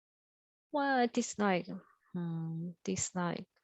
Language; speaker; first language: English; non-native, learner; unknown